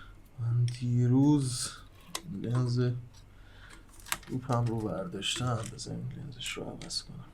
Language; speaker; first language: Persian; native; Persian